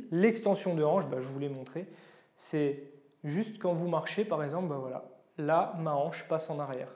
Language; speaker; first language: French; native; French